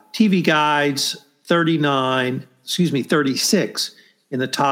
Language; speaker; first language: English; native; English